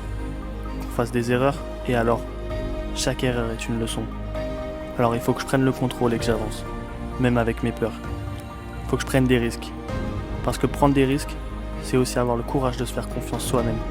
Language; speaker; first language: French; native; French